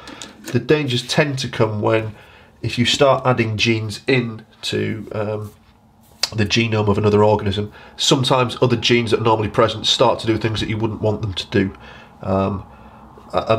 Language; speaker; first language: English; native; English